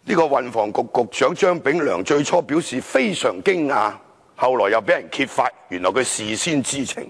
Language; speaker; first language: Chinese; non-native, local second language; Cantonese